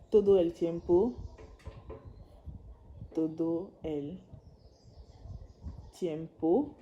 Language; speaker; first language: Spanish; non-native, learner; French